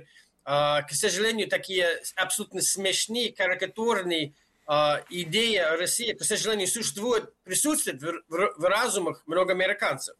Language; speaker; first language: Russian; non-native, fluent; English